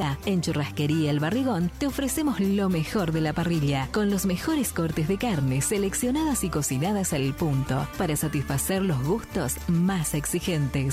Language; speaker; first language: Spanish; native; Spanish